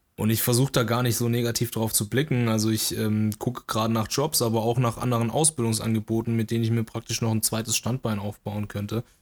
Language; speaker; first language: German; early bilingual, other home language; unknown